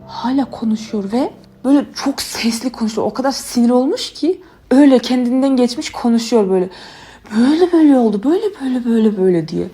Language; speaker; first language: Turkish; native; Turkish